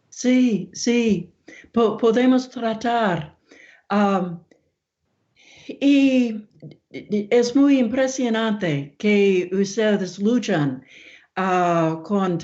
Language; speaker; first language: Spanish; non-native, learner; English